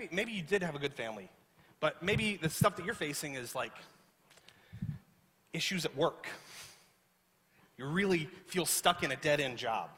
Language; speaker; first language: English; native; English